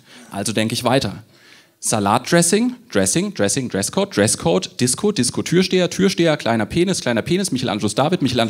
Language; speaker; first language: German; native; German